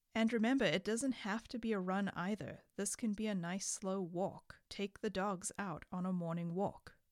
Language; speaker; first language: English; native; English